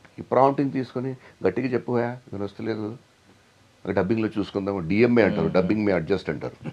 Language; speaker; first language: Telugu; non-native, local second language; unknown